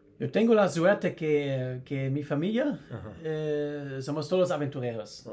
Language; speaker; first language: Spanish; non-native, learner; German